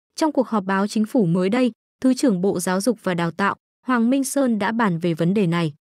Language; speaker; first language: Vietnamese; native; Vietnamese